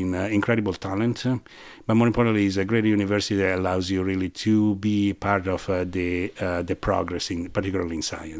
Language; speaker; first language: English; non-native, fluent; Italian